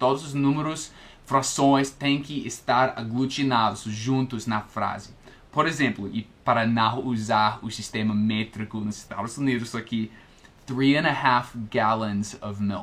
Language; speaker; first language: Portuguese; non-native, fluent; English